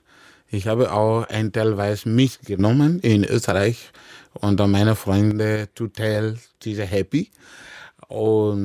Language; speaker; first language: German; non-native, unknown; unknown